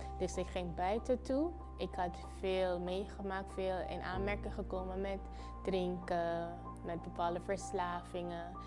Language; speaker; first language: Dutch; non-native, local second language; Papiamento